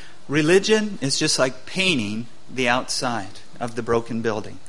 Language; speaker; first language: English; native; English